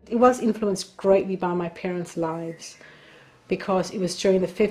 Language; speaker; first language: English; native; English